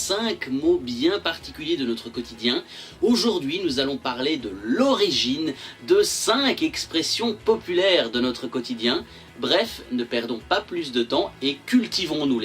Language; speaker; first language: French; native; French